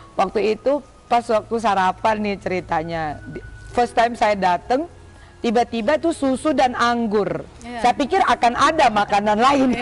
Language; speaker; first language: Indonesian; native; Indonesian